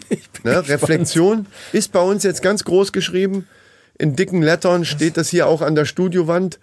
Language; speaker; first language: German; native; German